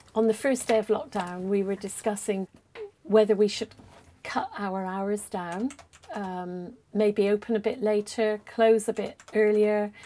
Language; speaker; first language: English; native; English